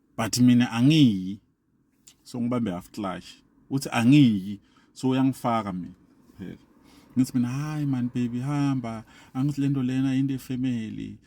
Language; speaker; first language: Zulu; non-native, local second language; Swati